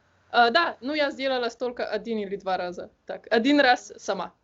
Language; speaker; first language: Russian; non-native, learner; Slovenian